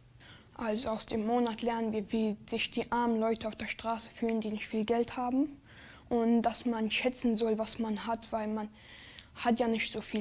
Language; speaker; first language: German; early bilingual, other home language; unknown